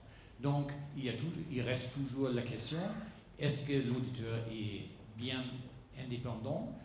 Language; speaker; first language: French; non-native, fluent; German